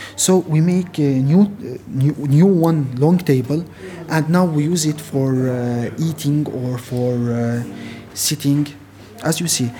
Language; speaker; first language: English; non-native, fluent; Arabic